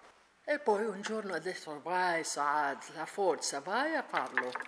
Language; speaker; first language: Italian; non-native, learner; Arabic